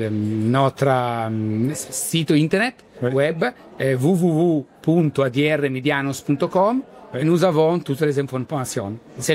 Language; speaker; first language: French; non-native, learner; Italian